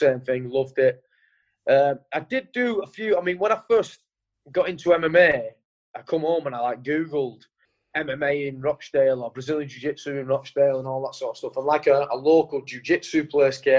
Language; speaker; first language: English; native; English